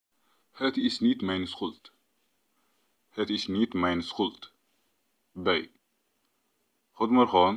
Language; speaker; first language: Dutch; non-native, fluent; Tigrinya